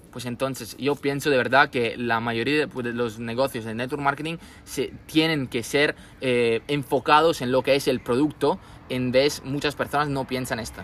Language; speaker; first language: Spanish; non-native, fluent; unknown